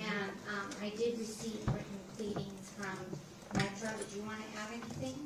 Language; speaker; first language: English; native; English